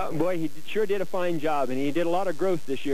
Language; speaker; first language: English; native; English